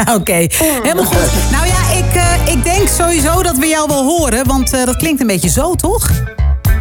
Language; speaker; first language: Dutch; native; Dutch